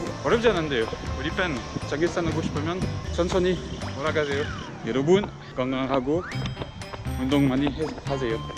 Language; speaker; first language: Korean; non-native, learner; French